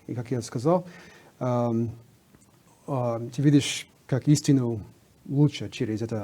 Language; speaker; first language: Russian; non-native, fluent; English